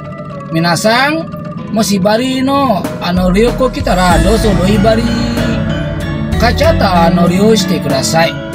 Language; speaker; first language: Japanese; non-native, fluent; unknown